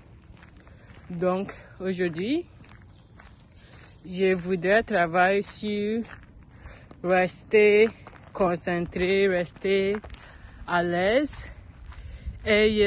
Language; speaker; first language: French; non-native, learner; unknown